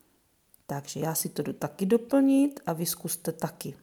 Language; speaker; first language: Czech; native; Czech